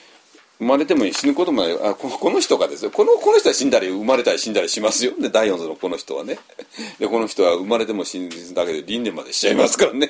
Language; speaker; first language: Japanese; native; Japanese